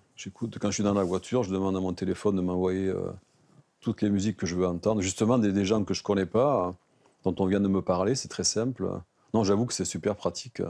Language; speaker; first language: French; native; French